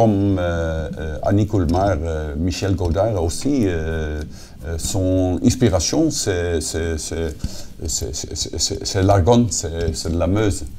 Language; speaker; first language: French; non-native, fluent; Dutch